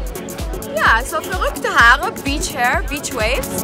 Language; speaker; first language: German; non-native, fluent; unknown